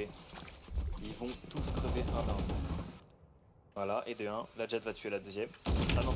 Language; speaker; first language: French; native; French